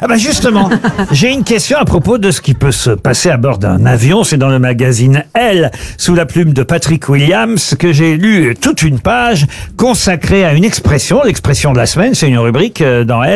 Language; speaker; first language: French; native; French